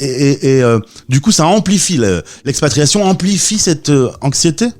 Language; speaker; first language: French; native; French